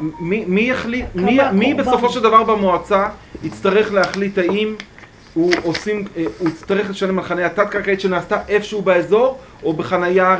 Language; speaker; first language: Hebrew; native; Hebrew